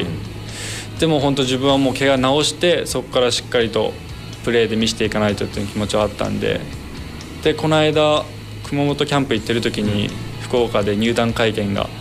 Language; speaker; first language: Japanese; native; Japanese